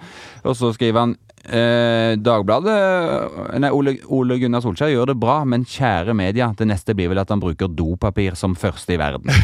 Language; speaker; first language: Norwegian; native; Norwegian